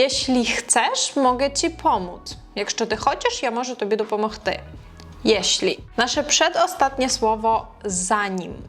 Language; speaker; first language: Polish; non-native, fluent; Ukrainian